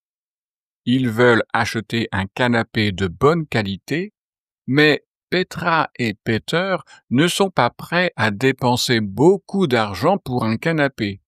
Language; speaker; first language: French; native; French